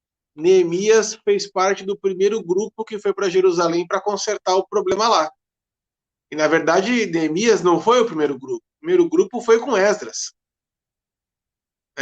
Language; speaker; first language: Portuguese; native; Portuguese